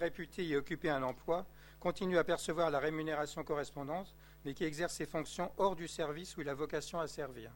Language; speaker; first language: French; native; French